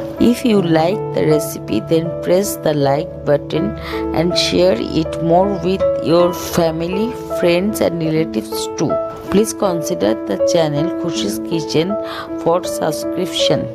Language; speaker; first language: English; non-native, local second language; Bangla